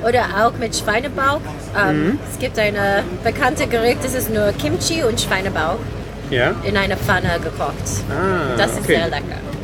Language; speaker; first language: German; non-native, learner; Korean